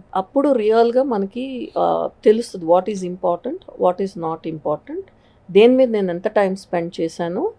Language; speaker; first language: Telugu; native; Telugu